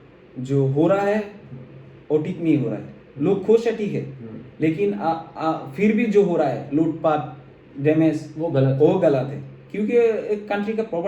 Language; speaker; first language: Hindi; non-native, fluent; Bangla